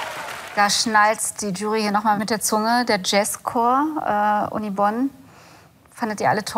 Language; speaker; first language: German; native; German